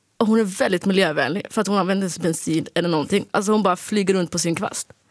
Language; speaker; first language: Swedish; early bilingual, other home language; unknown